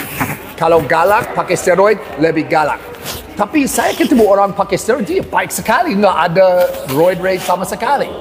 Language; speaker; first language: Indonesian; non-native, learner; English